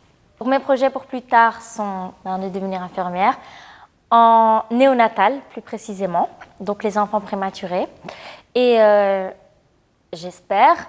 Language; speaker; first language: French; native; French